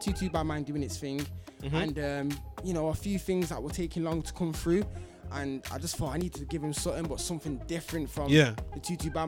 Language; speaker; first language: English; native; English